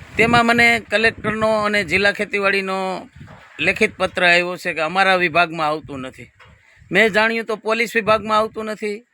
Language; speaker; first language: Gujarati; native; Gujarati